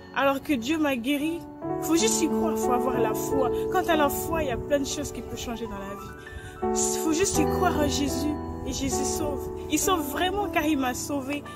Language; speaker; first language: French; early bilingual, other home language; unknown